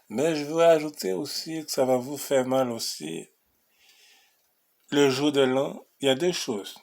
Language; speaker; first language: French; non-native, local second language; Haitian Creole